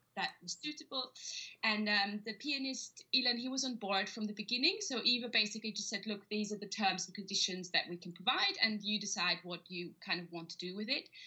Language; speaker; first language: English; non-native, fluent; German